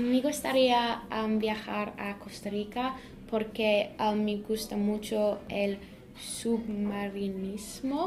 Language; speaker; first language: Spanish; non-native, learner; English